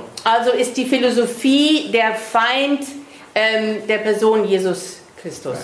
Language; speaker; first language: German; native; German